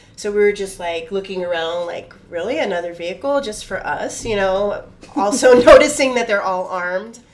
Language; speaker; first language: English; native; English